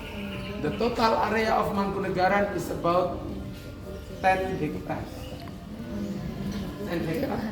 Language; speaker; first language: English; non-native, learner; Indonesian